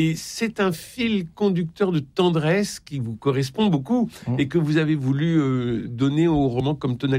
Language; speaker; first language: French; native; French